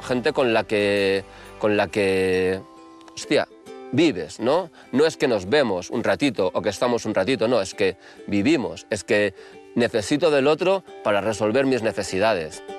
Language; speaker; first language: Spanish; native; Spanish